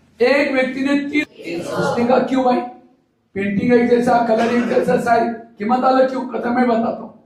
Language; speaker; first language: Hindi; non-native, local second language; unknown